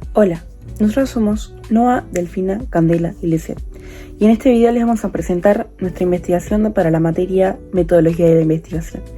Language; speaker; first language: Spanish; native; Spanish